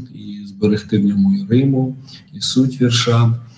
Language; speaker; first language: Ukrainian; native; Ukrainian